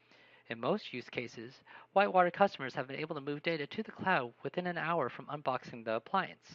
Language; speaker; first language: English; native; English